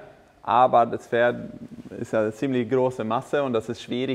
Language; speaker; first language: German; non-native, fluent; Swedish